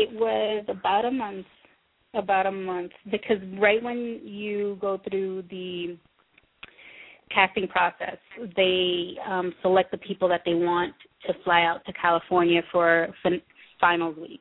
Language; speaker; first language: English; native; English